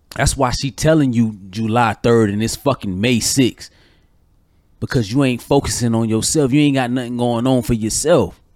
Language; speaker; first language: English; native; English